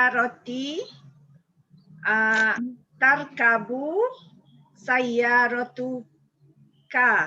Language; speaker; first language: Arabic; non-native, learner; Malay